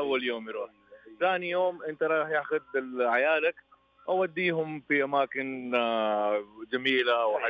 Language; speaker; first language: Arabic; non-native, learner; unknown